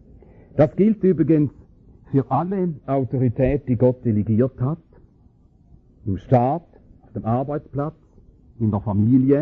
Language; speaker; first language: German; native; German